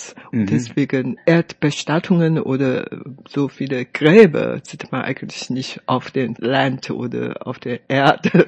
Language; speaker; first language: German; non-native, fluent; Chinese